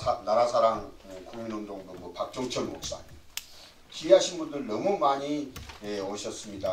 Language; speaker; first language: Korean; native; Korean